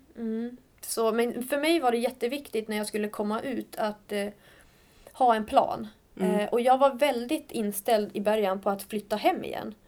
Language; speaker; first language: Swedish; native; Swedish